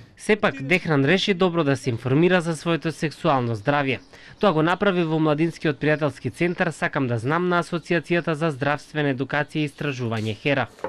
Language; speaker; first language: Macedonian; native; Macedonian